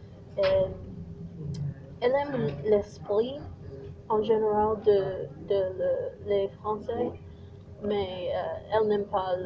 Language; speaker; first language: French; non-native, learner; English